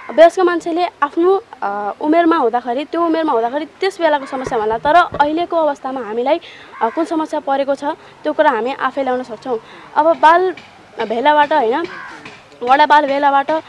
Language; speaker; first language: Nepali; native; Nepali